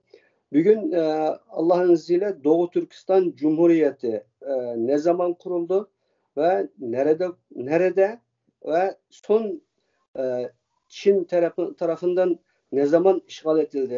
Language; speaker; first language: Turkish; early bilingual, heritage; Uyghur